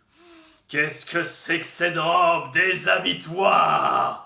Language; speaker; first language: French; native; French